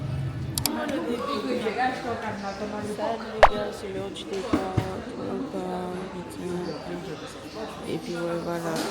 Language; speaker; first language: French; native; French